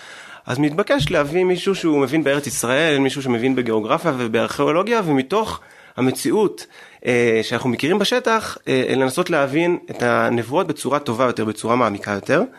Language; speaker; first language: Hebrew; native; Hebrew